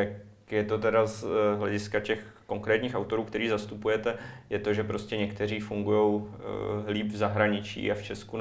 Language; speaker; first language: Czech; native; Czech